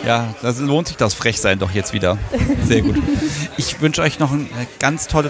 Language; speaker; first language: German; native; German